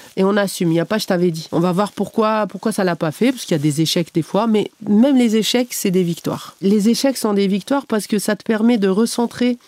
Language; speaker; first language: French; non-native, local second language; Arabic